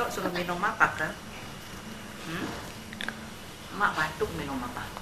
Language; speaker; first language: Indonesian; native; Indonesian